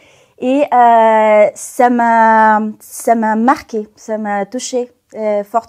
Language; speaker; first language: French; non-native, fluent; Spanish